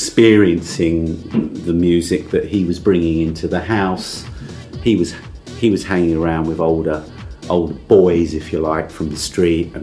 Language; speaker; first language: English; native; English